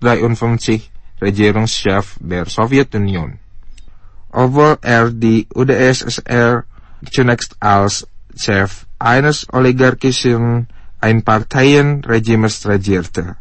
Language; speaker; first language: German; non-native, fluent; Indonesian